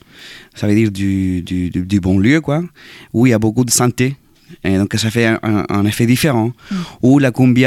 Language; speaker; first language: French; non-native, fluent; Spanish